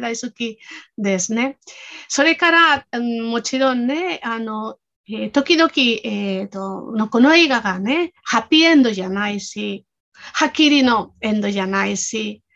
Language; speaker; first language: Japanese; non-native, fluent; Spanish